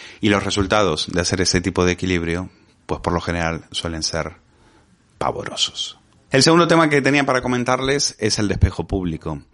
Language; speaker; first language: Spanish; native; Spanish